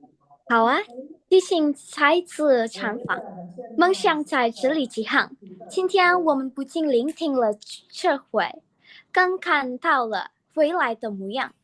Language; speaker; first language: Chinese; non-native, learner; Indonesian